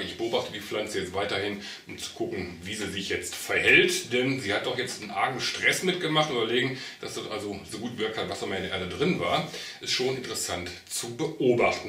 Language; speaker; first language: German; native; German